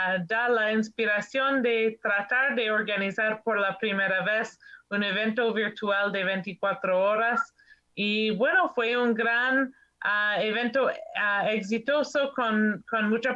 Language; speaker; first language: Spanish; non-native, learner; English